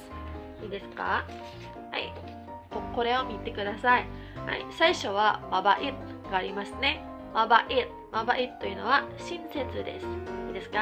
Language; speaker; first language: Japanese; non-native, local second language; Filipino